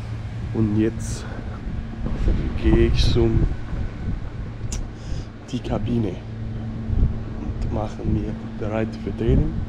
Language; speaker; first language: German; non-native, learner; Danish